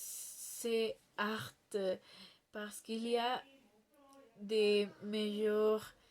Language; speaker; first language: French; non-native, learner; Spanish